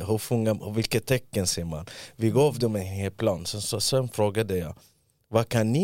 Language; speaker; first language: Swedish; early bilingual, other home language; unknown